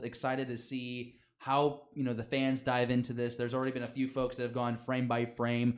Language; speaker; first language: English; native; English